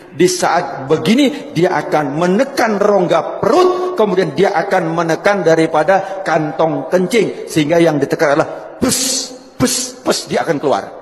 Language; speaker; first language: Indonesian; native; Indonesian